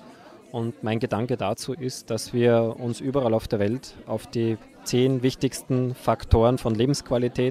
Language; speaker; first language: German; native; German